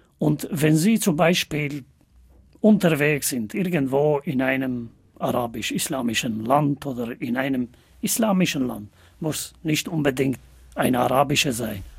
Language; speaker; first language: German; non-native, fluent; Albanian